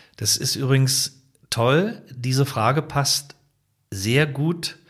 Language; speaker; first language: German; native; German